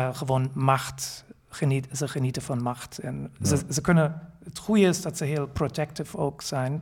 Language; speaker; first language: Dutch; non-native, fluent; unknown